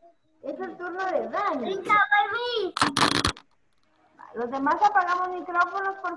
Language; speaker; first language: Spanish; native; Spanish